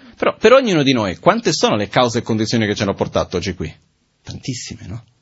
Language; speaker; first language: Italian; non-native, fluent; Portuguese